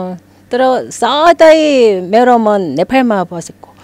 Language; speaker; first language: Nepali; non-native, learner; Korean